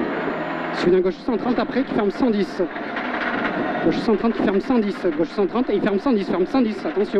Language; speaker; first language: French; native; French